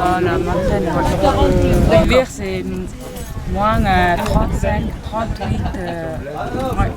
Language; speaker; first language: French; non-native, learner; Mongolian